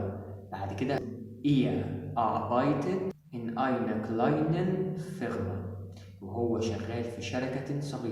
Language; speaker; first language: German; non-native, fluent; Arabic